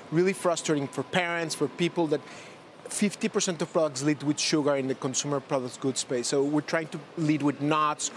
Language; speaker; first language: English; non-native, fluent; Spanish